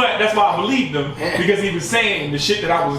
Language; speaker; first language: English; native; English